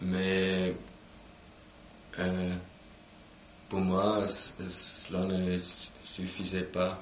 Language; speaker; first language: French; non-native, local second language; German